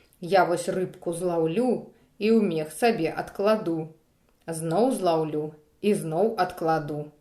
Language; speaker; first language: Belarusian; non-native, local second language; Russian